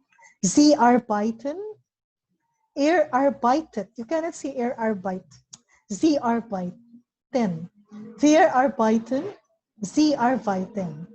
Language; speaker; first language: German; non-native, learner; Filipino